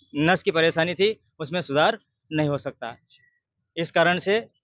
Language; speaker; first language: Hindi; native; Hindi